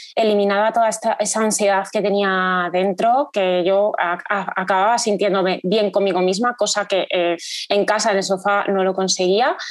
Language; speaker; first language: Spanish; native; Spanish